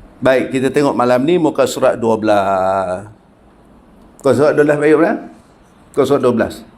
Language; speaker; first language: Malay; native; Malay